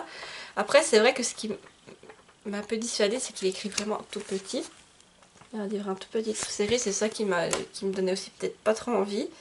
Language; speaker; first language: French; native; French